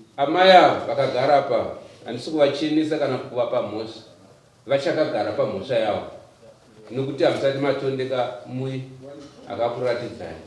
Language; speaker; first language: Shona; native; Shona